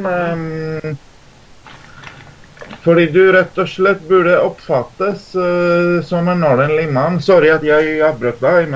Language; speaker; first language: Norwegian; non-native, fluent; Greek